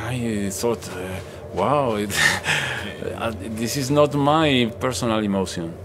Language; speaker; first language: English; non-native, learner; Spanish